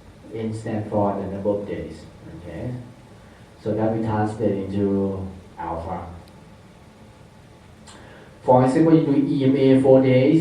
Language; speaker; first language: English; non-native, fluent; Thai